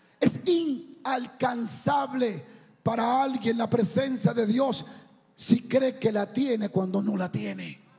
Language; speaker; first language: Spanish; native; Spanish